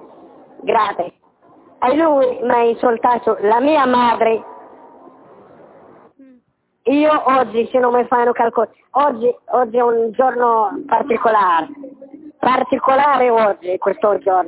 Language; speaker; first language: Italian; non-native, learner; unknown